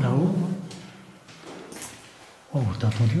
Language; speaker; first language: French; native; French